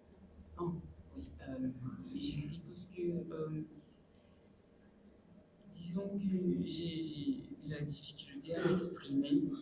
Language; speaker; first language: French; non-native, local second language; Morisyen